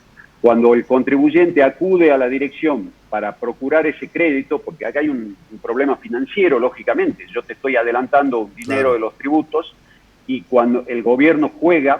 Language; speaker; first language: Spanish; native; Spanish